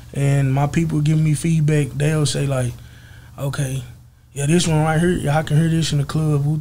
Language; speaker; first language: English; native; English